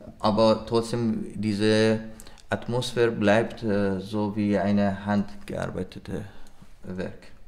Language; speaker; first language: German; non-native, learner; Persian